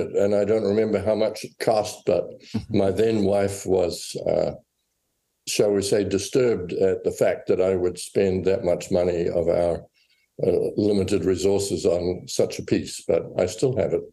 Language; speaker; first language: English; native; English